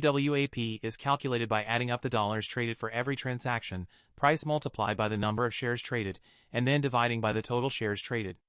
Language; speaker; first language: English; non-native, fluent; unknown